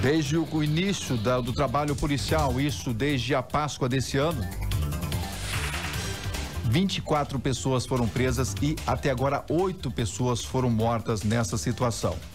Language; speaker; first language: Portuguese; native; Portuguese